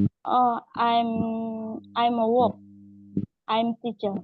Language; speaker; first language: English; non-native, learner; Indonesian